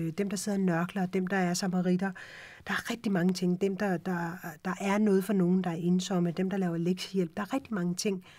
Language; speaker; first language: Danish; early bilingual, other home language; Urdu